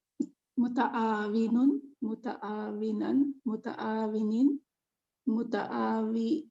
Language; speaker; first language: Arabic; non-native, learner; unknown